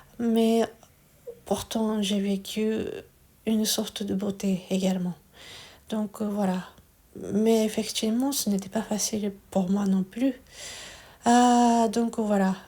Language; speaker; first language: French; non-native, fluent; Japanese